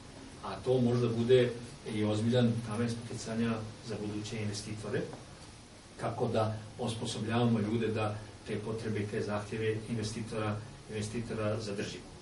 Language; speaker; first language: Serbian; native; Serbian